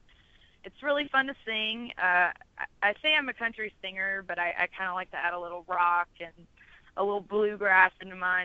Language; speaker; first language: English; native; English